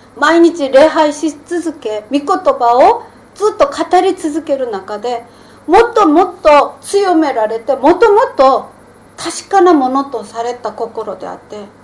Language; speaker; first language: Japanese; non-native, fluent; Korean